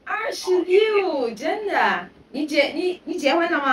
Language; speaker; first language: Chinese; non-native, fluent; Yoruba